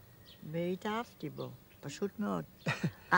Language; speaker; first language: Hebrew; non-native, fluent; German